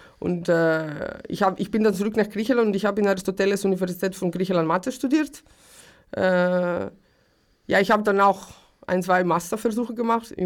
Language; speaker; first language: German; early bilingual, other home language; Greek